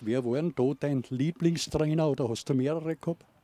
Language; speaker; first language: German; native; German